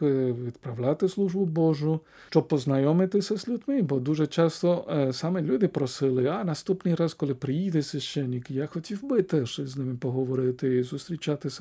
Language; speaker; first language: Ukrainian; non-native, fluent; Spanish